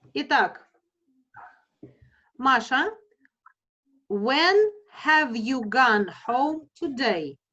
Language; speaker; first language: English; non-native, fluent; Russian